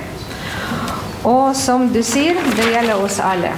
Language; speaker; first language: Norwegian; non-native, fluent; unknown